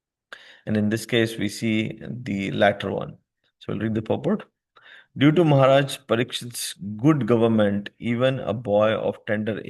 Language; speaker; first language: English; non-native, local second language; Hindi